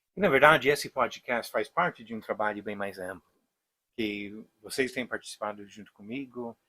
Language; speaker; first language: Portuguese; non-native, fluent; English